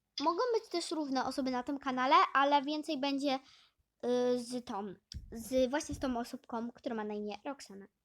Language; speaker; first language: Polish; native; Polish